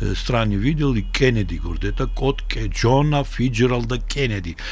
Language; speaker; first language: Russian; non-native, local second language; Georgian